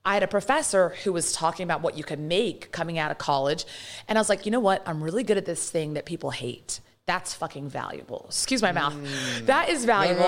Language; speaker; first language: English; native; English